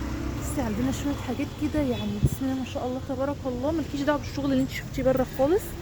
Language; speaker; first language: Arabic; native; Arabic